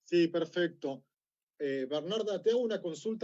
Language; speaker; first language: Spanish; native; Spanish